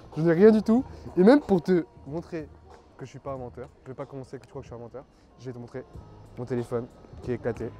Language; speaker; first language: French; native; French